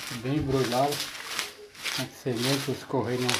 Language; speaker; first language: Portuguese; native; Portuguese